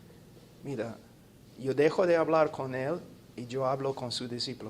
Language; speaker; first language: Spanish; non-native, fluent; English